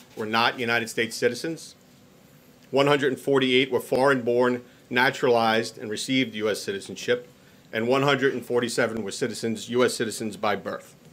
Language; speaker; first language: English; native; English